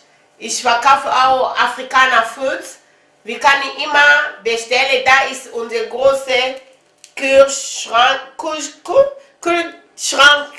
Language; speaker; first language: German; non-native, learner; Lingala